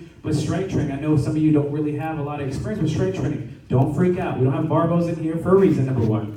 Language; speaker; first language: English; native; English